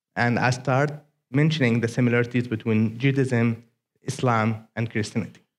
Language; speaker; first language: English; non-native, fluent; Arabic